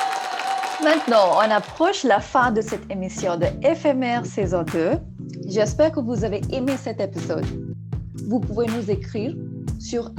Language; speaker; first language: French; non-native, fluent; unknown